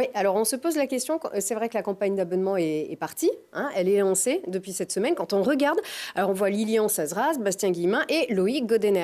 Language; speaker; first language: French; native; French